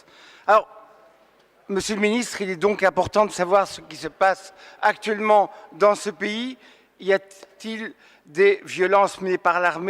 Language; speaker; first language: French; native; French